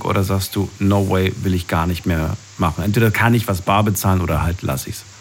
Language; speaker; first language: German; native; German